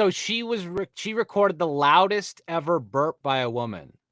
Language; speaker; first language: English; native; English